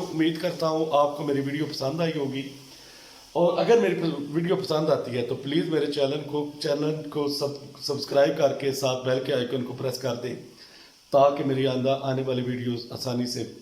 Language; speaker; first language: Urdu; non-native, local second language; Punjabi